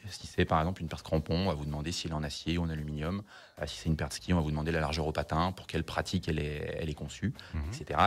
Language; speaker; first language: French; native; French